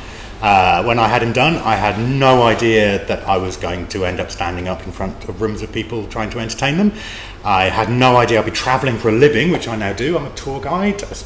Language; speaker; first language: English; native; English